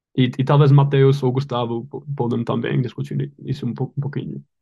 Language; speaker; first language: Portuguese; non-native, learner; English